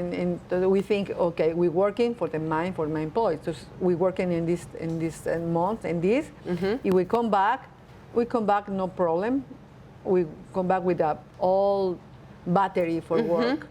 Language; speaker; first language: English; non-native, learner; Spanish